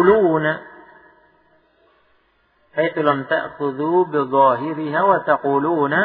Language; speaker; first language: Arabic; non-native, fluent; Indonesian